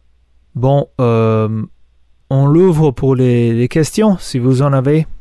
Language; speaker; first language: French; non-native, fluent; Spanish